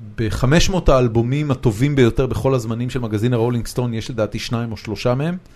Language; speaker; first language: Hebrew; native; Hebrew